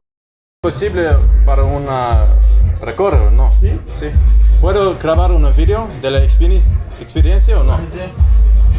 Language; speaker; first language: Spanish; non-native, learner; English